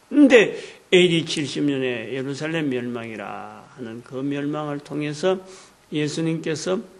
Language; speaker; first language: Korean; native; Korean